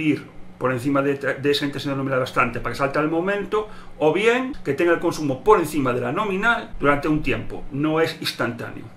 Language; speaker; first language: Spanish; native; Spanish